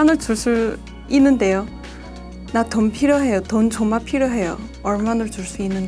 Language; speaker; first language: Korean; non-native, fluent; Chinese